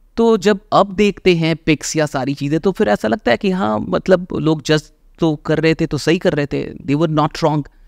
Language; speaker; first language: Hindi; native; Hindi